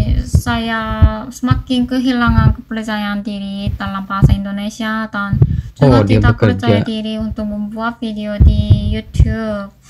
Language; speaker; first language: Indonesian; non-native, fluent; Korean